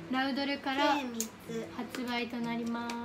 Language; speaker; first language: Japanese; native; Japanese